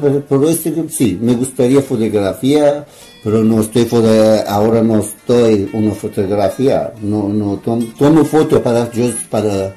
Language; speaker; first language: Spanish; non-native, learner; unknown